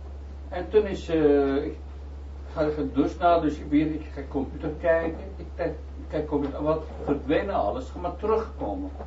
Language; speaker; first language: Dutch; non-native, learner; Turkish